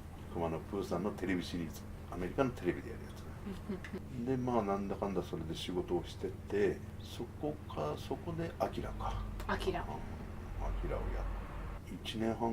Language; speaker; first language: Japanese; native; Japanese